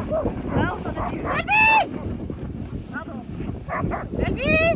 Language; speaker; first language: French; native; French